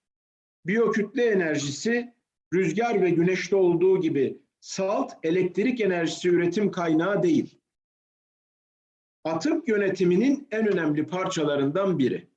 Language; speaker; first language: Turkish; native; Turkish